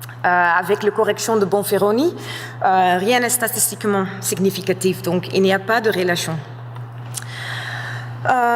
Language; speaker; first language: French; non-native, fluent; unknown